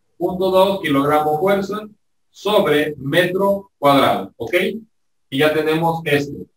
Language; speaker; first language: Spanish; native; Spanish